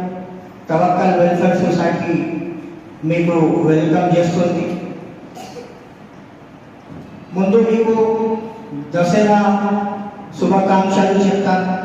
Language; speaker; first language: Telugu; non-native, local second language; Urdu